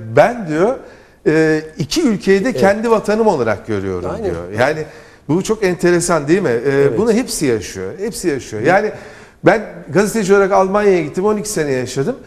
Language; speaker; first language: Turkish; native; Turkish